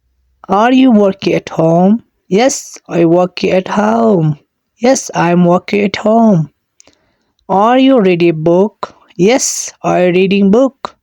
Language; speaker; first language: English; non-native, learner; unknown